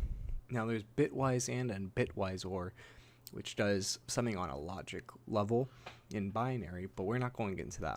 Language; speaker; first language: English; native; English